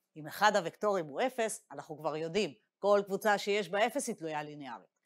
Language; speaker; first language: Hebrew; native; Hebrew